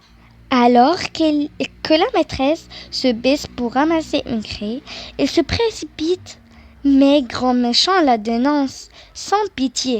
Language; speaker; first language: French; non-native, local second language; Arabic